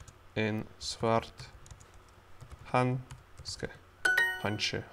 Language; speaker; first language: Swedish; non-native, learner; French